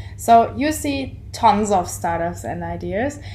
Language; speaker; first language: English; non-native, fluent; German